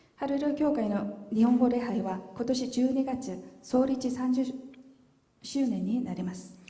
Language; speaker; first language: Japanese; non-native, fluent; Korean